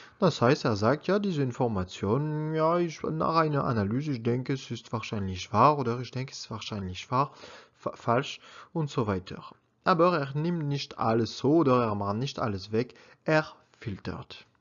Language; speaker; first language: German; non-native, learner; French